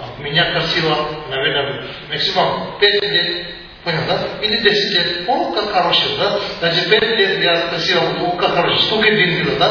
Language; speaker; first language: Russian; non-native, learner; Tibetan